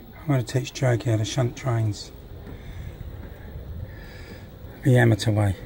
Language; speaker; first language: English; native; English